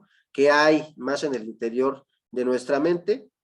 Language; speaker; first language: Spanish; native; Spanish